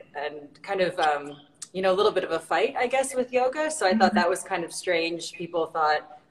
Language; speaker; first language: English; native; English